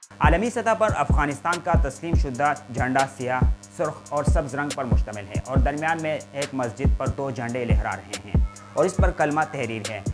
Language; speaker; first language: Urdu; non-native, local second language; Pashto